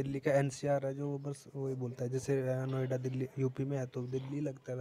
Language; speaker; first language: Hindi; native; Hindi